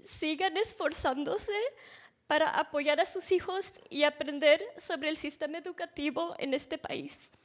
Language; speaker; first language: Spanish; early bilingual, heritage; Spanish